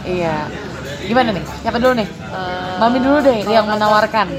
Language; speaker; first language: Indonesian; native; Indonesian